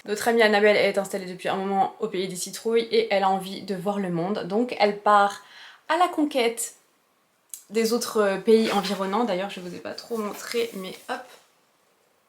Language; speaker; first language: French; native; French